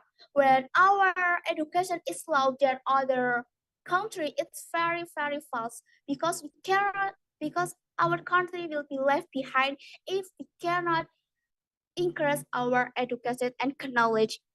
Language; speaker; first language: English; non-native, learner; Indonesian